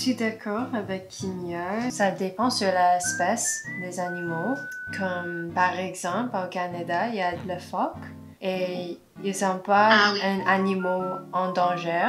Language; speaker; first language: French; non-native, learner; English